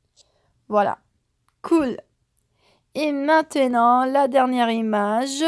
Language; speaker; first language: French; non-native, fluent; Spanish